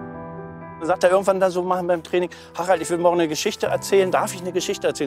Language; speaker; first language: German; native; German